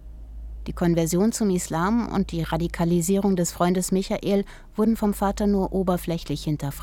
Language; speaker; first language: German; native; German